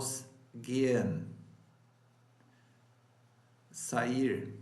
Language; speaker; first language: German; non-native, fluent; Portuguese